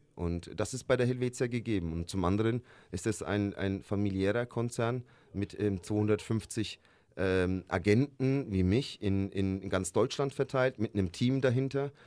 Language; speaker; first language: German; early bilingual, other home language; Turkish